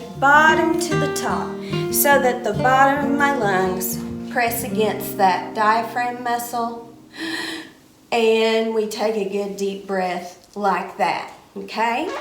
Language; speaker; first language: English; native; English